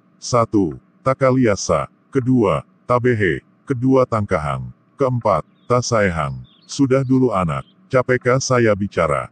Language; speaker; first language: Indonesian; non-native, local second language; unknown